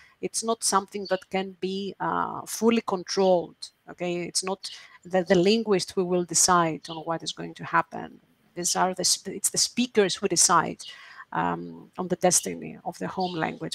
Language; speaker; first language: English; non-native, fluent; Greek